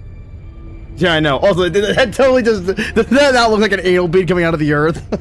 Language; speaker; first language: English; native; English